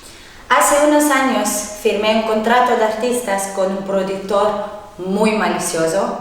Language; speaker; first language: Spanish; non-native, learner; French